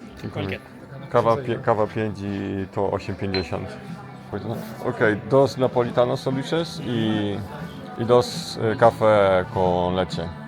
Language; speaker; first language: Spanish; non-native, learner; Polish